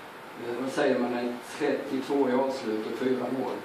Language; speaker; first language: Swedish; native; Swedish